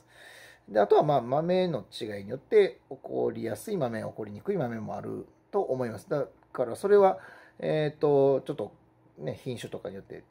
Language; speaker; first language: Japanese; native; Japanese